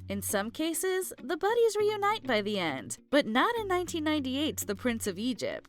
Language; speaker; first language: English; native; English